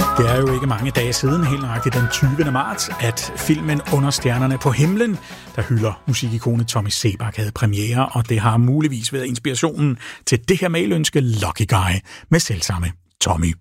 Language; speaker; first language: Danish; native; Danish